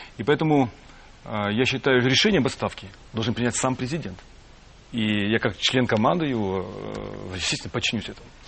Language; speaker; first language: Russian; native; Russian